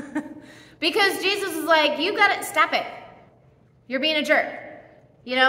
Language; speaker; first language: English; native; English